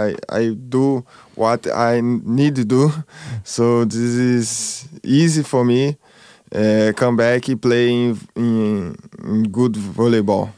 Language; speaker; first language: English; non-native, learner; Portuguese